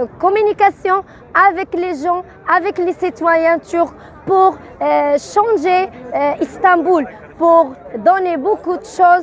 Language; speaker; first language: French; non-native, learner; Arabic